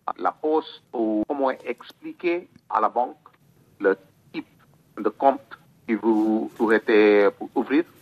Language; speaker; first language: French; non-native, learner; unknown